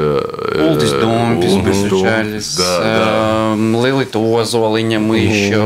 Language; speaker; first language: Russian; non-native, fluent; Latvian